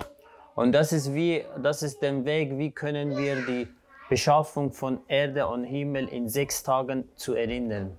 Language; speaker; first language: German; non-native, fluent; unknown